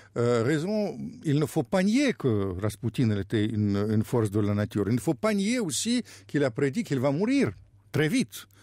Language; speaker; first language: French; non-native, fluent; Russian